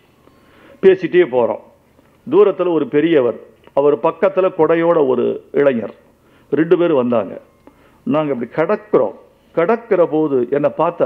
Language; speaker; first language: Tamil; native; Tamil